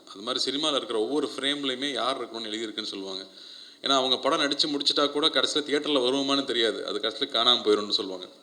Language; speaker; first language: Tamil; native; Tamil